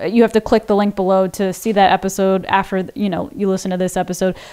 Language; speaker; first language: English; native; English